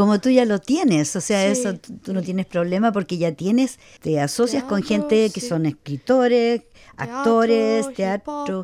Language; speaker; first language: Spanish; native; Spanish